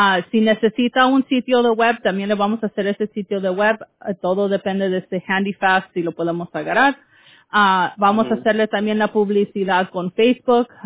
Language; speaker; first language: Spanish; early bilingual, heritage; Spanish